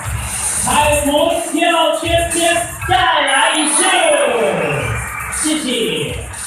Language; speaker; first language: Chinese; non-native, learner; Thai